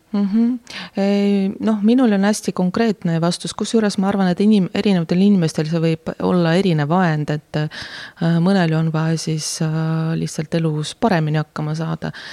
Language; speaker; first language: Estonian; non-native, local second language; Russian